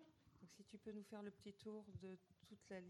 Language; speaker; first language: French; native; French